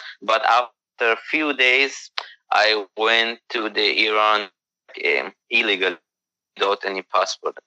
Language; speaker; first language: English; non-native, learner; Persian